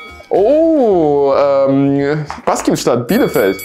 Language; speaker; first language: German; native; German